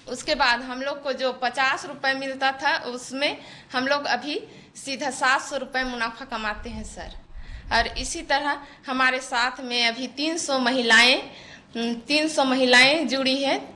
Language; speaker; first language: Hindi; native; Hindi